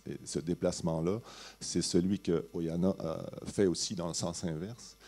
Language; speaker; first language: French; native; French